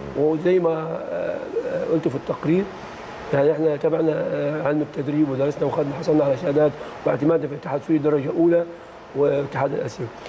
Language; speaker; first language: Arabic; native; Arabic